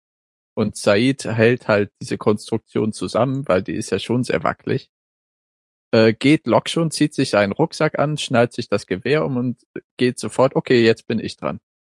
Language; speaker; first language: German; native; German